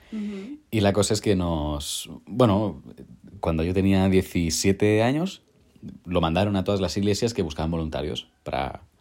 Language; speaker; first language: Spanish; native; Spanish